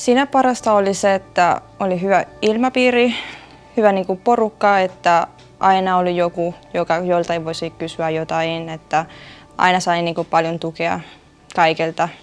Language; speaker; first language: Finnish; non-native, fluent; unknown